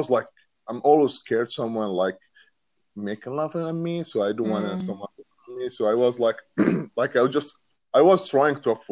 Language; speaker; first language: English; non-native, learner; Arabic